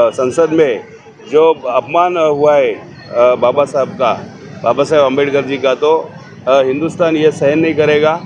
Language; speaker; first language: Hindi; non-native, local second language; Marathi